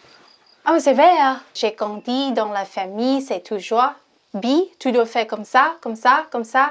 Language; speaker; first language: French; non-native, learner; Thai